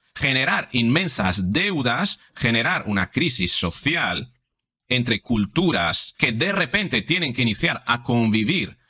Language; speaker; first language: Spanish; non-native, fluent; Italian